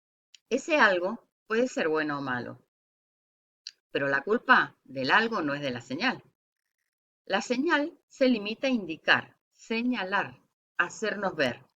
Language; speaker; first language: Spanish; native; Spanish